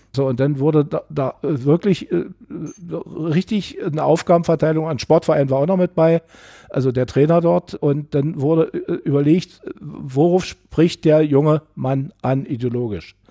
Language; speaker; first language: German; native; German